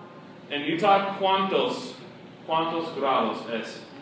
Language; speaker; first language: Spanish; non-native, fluent; English